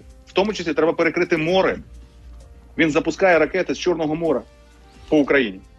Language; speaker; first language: Ukrainian; native; Ukrainian